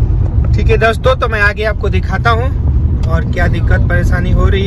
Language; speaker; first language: Hindi; native; Hindi